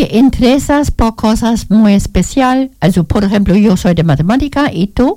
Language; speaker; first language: Spanish; non-native, learner; German